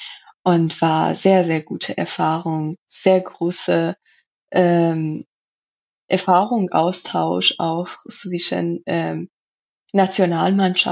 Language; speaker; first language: German; non-native, learner; Persian